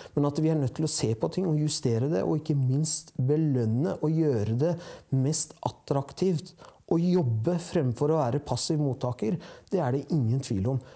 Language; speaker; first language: Norwegian; early bilingual, other home language; Persian